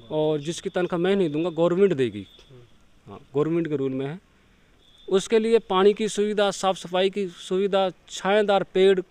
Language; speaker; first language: Hindi; native; Hindi